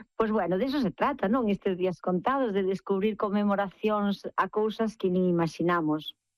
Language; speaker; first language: Galician; native; Galician